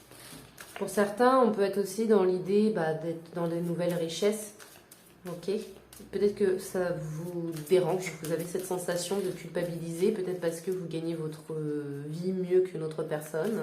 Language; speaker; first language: French; native; French